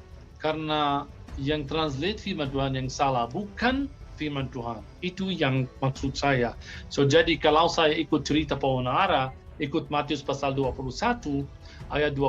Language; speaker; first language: Indonesian; non-native, fluent; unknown